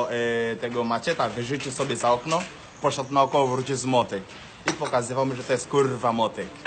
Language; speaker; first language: Polish; non-native, learner; Swahili